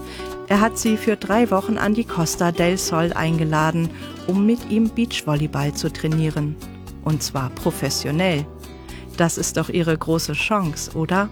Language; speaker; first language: German; native; German